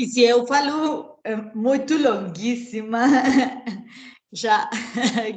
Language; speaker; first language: Portuguese; non-native, learner; Spanish